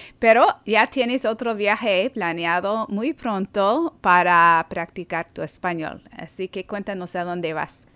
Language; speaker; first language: Spanish; non-native, fluent; English